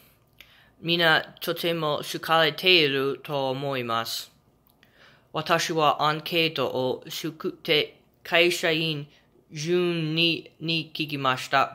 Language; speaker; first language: Japanese; non-native, learner; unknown